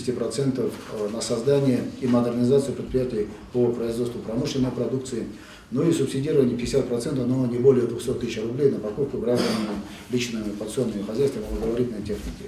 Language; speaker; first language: Russian; non-native, local second language; Avaric